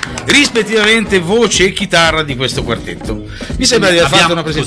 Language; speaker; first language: Italian; native; Italian